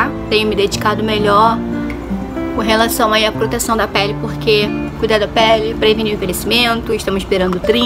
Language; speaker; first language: Portuguese; native; Portuguese